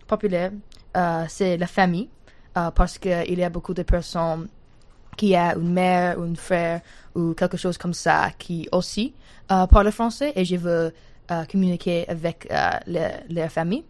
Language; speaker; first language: French; non-native, learner; English